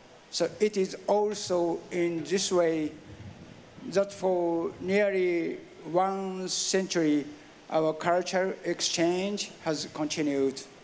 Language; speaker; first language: English; non-native, learner; Japanese